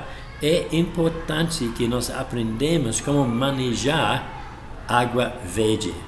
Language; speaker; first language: Portuguese; non-native, fluent; English